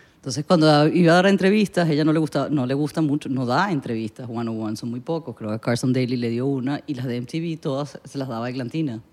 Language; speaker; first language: Spanish; native; Spanish